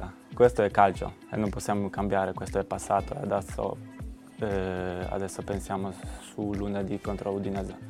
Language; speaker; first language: Italian; non-native, learner; Polish